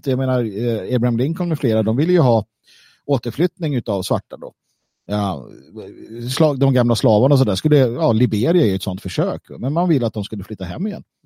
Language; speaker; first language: Swedish; native; Swedish